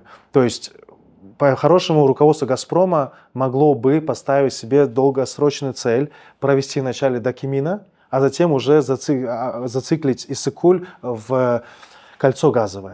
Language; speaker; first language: Russian; native; Russian